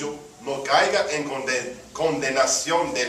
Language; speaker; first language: Spanish; early bilingual, heritage; Spanish